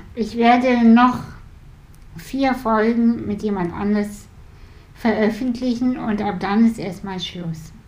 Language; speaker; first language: German; early bilingual, other home language; Russian